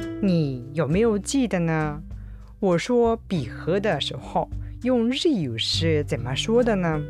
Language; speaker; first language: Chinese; non-native, fluent; Japanese